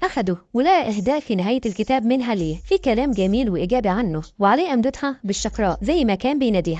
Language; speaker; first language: Arabic; native; Arabic